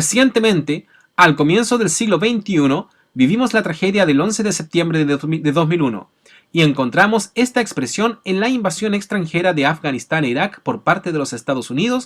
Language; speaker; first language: Spanish; native; Spanish